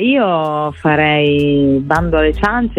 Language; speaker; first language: Italian; native; Italian